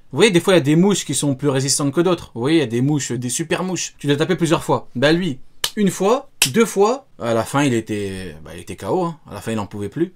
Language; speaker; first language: French; native; French